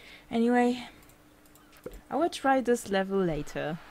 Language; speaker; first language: English; non-native, fluent; German